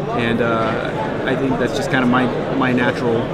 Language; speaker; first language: English; native; English